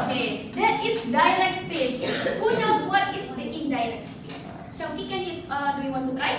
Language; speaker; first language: English; non-native, fluent; Indonesian